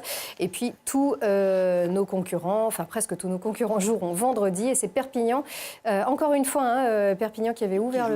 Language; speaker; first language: French; native; French